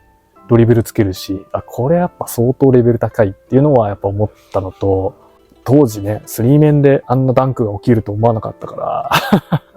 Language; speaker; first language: Japanese; native; Japanese